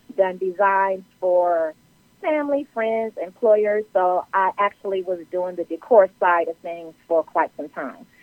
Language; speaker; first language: English; native; English